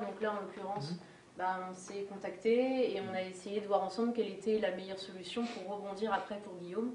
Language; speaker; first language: French; native; French